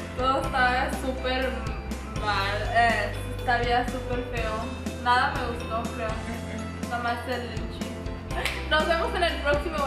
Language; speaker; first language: Spanish; early bilingual, other home language; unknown